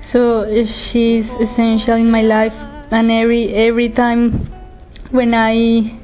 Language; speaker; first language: English; non-native, fluent; Spanish